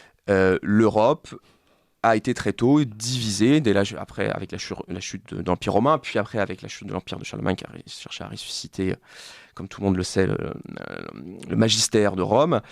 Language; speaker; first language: French; native; French